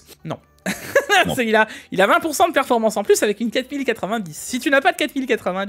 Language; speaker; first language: French; native; French